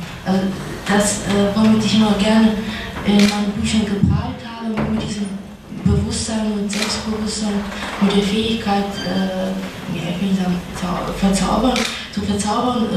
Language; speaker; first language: German; non-native, fluent; Russian